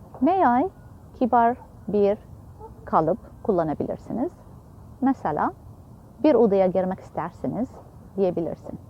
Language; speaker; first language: Turkish; non-native, fluent; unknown